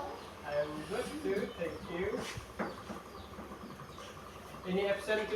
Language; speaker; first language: English; non-native, learner; Indonesian